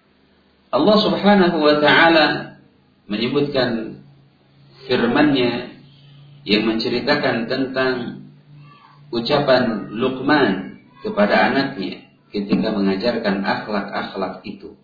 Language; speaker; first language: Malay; non-native, local second language; Sundanese